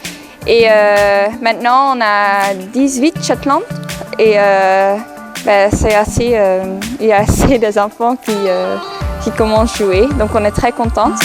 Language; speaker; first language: French; non-native, local second language; Dutch